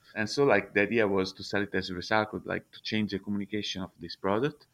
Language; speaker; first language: English; non-native, fluent; Italian